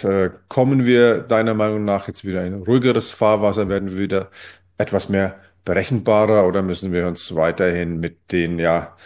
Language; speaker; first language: German; native; German